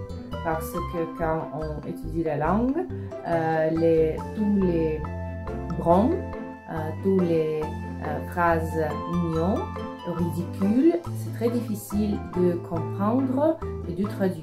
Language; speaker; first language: French; non-native, fluent; Russian